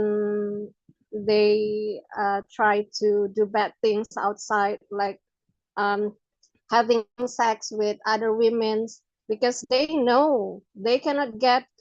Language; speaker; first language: English; non-native, local second language; Indonesian